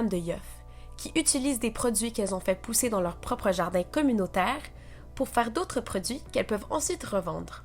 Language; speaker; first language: French; native; French